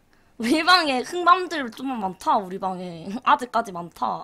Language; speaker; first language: Korean; native; Korean